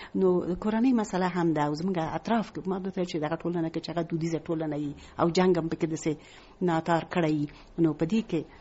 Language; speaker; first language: Pashto; non-native, local second language; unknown